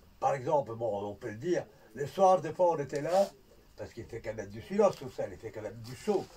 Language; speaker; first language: French; non-native, fluent; Italian